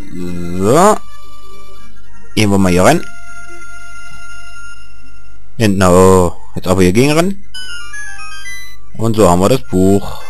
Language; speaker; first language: German; native; German